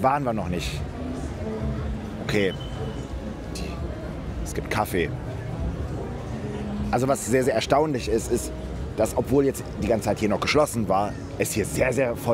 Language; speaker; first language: German; native; German